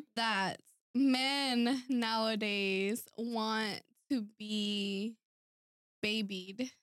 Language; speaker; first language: English; early bilingual, other home language; Spanish